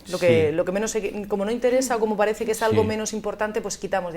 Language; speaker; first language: Spanish; native; Spanish